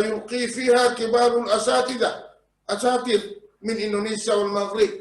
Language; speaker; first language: Arabic; non-native, fluent; Indonesian